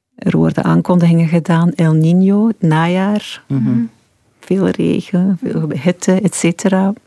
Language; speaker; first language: Dutch; native; Dutch